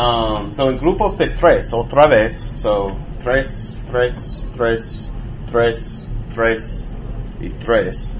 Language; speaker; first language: Spanish; non-native, learner; English